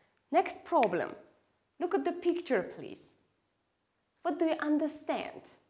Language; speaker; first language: English; non-native, fluent; Armenian